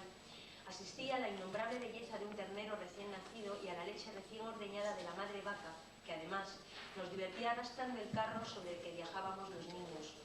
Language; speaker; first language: Spanish; native; Spanish